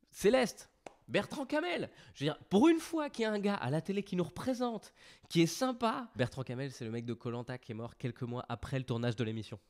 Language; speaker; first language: French; native; French